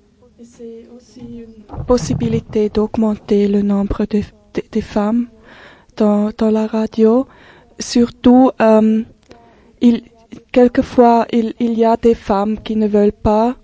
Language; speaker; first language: French; non-native, local second language; German